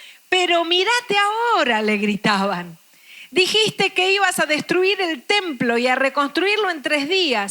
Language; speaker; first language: Spanish; native; Spanish